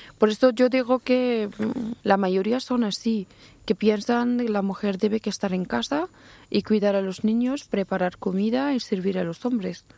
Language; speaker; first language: Spanish; non-native, fluent; Persian